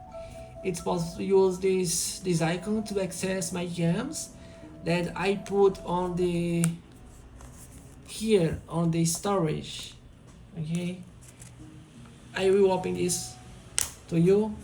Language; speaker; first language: English; non-native, learner; Portuguese